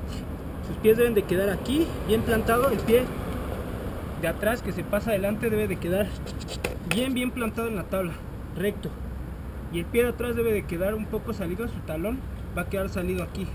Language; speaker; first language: Spanish; native; Spanish